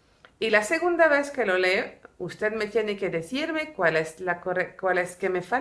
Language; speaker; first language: Spanish; non-native, fluent; French